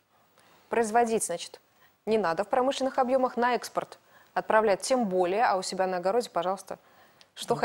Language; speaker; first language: Russian; native; Russian